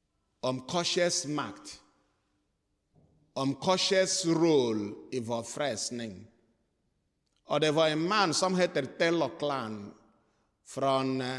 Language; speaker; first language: Swedish; non-native, fluent; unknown